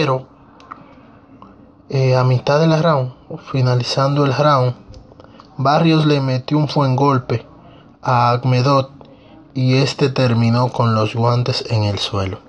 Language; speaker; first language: Spanish; native; Spanish